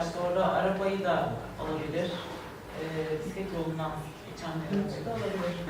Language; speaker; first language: Turkish; native; Turkish